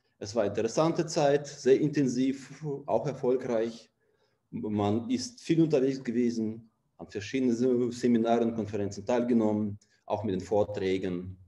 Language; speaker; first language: German; non-native, fluent; Russian